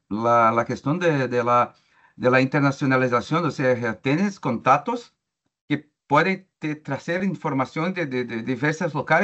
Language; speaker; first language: Spanish; non-native, learner; Portuguese